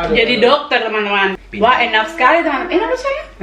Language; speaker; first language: Indonesian; native; Indonesian